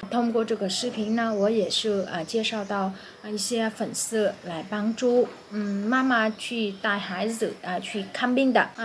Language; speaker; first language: Chinese; non-native, fluent; Vietnamese